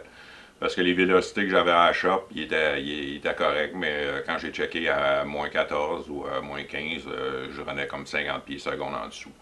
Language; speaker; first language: French; native; French